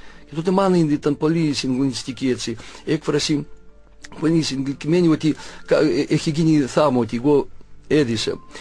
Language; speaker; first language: Greek; non-native, fluent; Russian